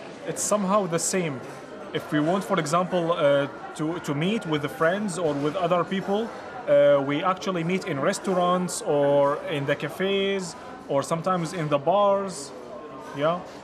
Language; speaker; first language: English; non-native, fluent; Adyghe